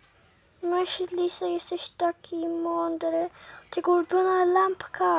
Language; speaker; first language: Polish; early bilingual, heritage; Polish